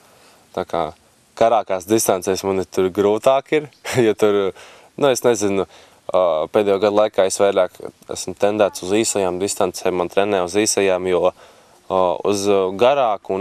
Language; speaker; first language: Latvian; native; Latvian